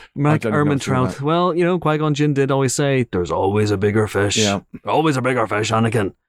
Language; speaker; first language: English; native; English